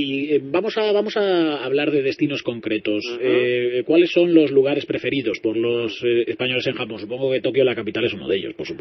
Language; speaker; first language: Spanish; native; Spanish